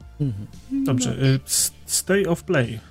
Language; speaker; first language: Polish; native; Polish